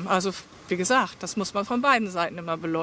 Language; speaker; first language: German; native; German